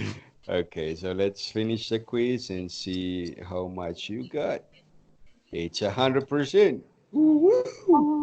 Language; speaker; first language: English; non-native, fluent; Spanish